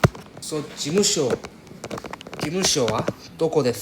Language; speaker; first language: Japanese; non-native, fluent; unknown